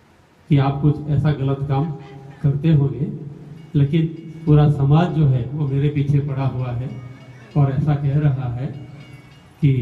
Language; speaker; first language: Hindi; non-native, local second language; Gujarati